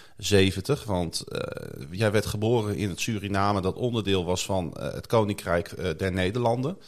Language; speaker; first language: Dutch; native; Dutch